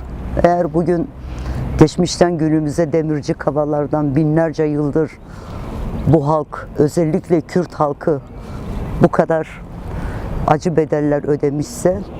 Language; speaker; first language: Turkish; non-native, local second language; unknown